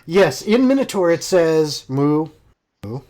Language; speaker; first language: English; native; English